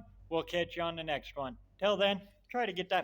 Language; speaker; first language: English; native; English